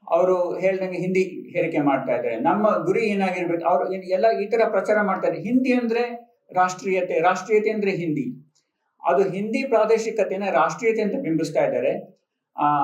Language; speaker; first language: Kannada; non-native, local second language; Telugu